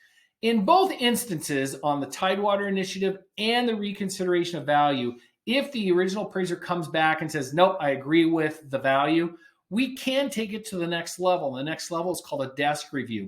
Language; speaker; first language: English; native; English